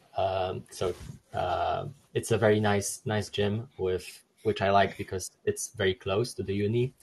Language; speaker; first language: English; non-native, fluent; Polish